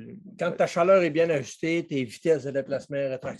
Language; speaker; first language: French; native; French